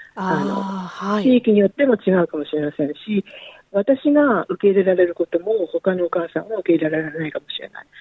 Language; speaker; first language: Japanese; native; Japanese